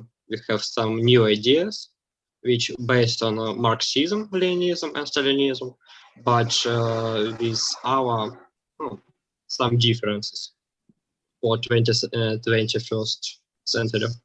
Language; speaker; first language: English; non-native, learner; Russian